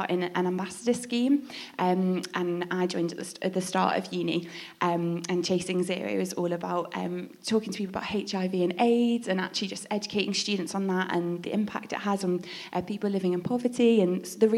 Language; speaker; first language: English; native; English